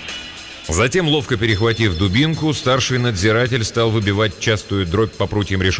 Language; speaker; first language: Russian; native; Russian